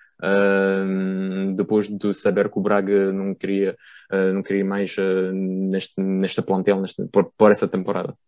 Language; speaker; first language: Portuguese; early bilingual, heritage; Portuguese